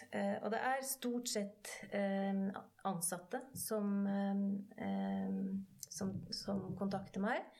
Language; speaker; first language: Norwegian; native; Norwegian